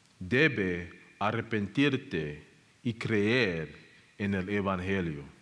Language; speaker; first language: Spanish; non-native, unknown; English